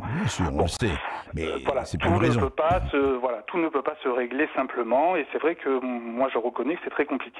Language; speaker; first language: French; native; French